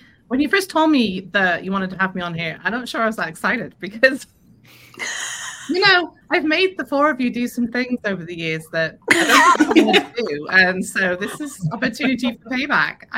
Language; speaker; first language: English; native; English